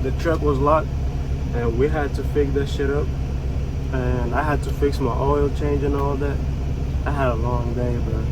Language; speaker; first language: English; native; English